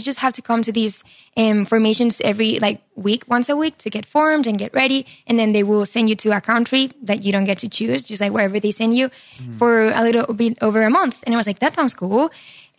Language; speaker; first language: English; non-native, fluent; Spanish